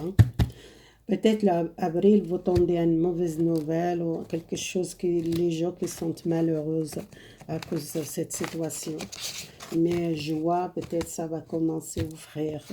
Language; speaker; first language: French; non-native, fluent; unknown